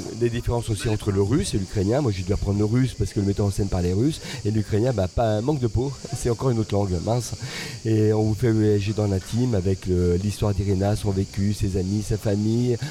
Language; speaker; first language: French; native; French